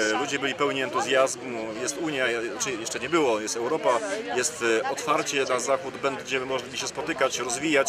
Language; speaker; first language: Polish; native; Polish